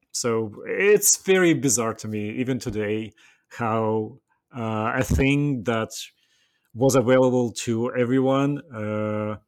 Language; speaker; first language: English; non-native, fluent; Russian